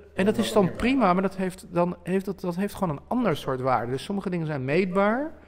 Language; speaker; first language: Dutch; early bilingual, other home language; Polish